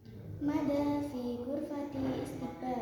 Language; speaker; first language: Arabic; non-native, learner; Indonesian